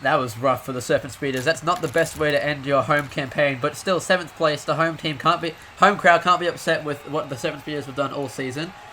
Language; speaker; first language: English; native; English